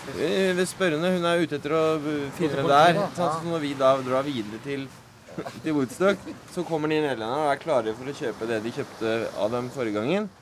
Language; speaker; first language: Norwegian; native; Norwegian